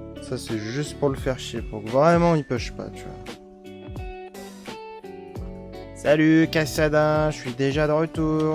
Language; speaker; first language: French; native; French